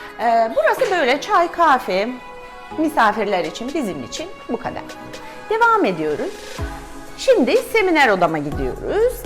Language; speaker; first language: Turkish; non-native, fluent; Russian